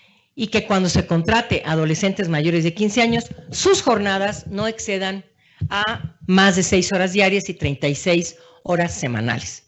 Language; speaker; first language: Spanish; native; Spanish